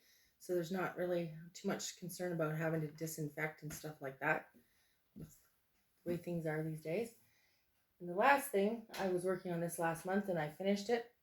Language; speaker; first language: English; native; English